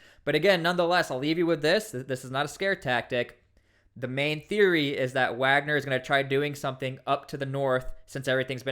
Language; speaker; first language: English; native; English